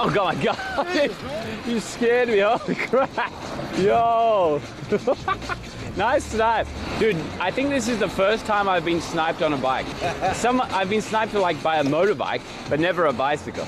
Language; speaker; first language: English; native; English